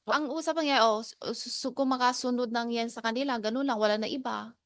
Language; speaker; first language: Filipino; non-native, learner; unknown